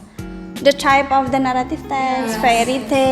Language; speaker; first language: English; non-native, learner; Indonesian